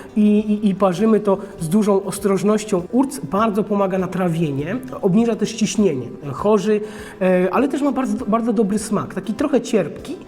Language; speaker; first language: Polish; non-native, fluent; Armenian